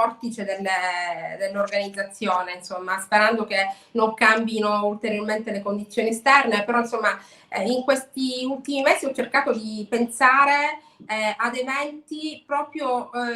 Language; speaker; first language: Italian; native; Italian